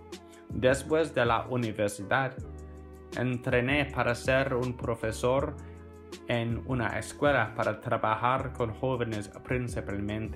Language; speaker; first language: Spanish; non-native, fluent; English